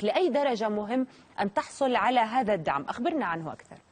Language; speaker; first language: Arabic; native; Arabic